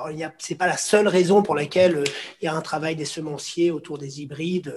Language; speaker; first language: French; native; French